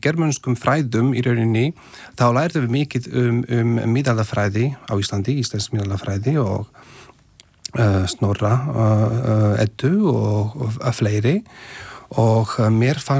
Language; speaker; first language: Icelandic; non-native, fluent; Slovak